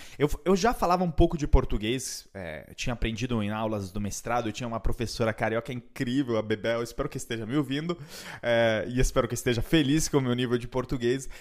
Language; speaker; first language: Portuguese; non-native, fluent; Italian